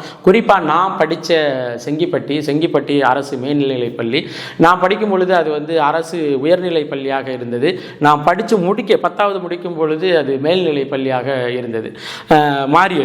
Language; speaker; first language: Tamil; native; Tamil